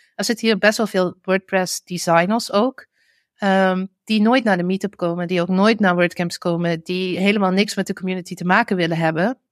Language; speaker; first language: Dutch; native; Dutch